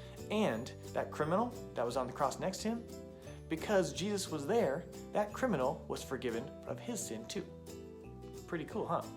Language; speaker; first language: English; native; English